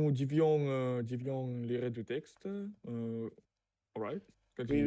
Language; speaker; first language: French; non-native, learner; Russian